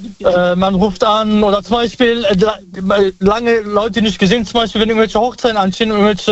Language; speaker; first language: German; early bilingual, other home language; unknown